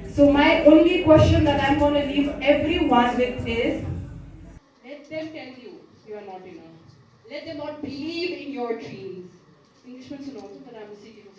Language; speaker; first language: English; non-native, local second language; Nepali